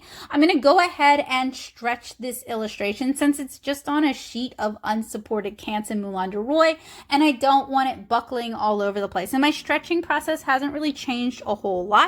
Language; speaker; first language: English; native; English